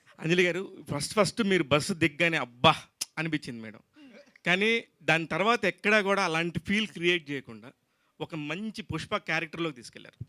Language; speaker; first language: Telugu; native; Telugu